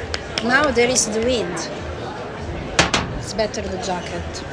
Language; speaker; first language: English; non-native, learner; Italian